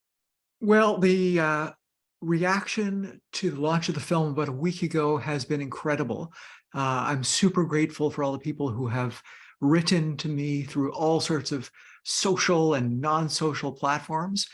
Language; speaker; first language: English; native; English